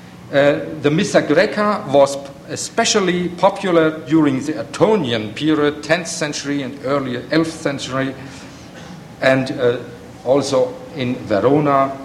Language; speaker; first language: English; non-native, fluent; German